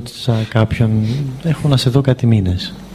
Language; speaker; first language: Greek; native; Greek